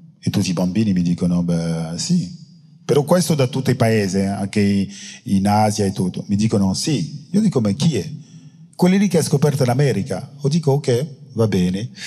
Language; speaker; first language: Italian; non-native, fluent; French